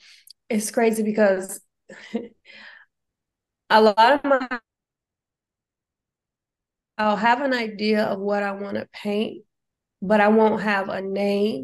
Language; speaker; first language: English; native; English